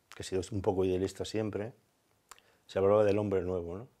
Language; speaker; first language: Spanish; native; Spanish